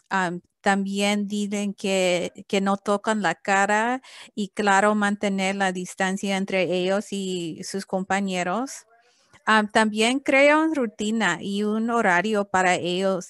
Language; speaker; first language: Spanish; early bilingual, heritage; English